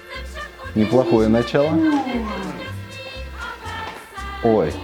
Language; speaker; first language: Russian; native; Russian